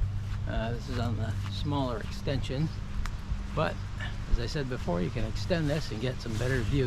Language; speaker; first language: English; native; English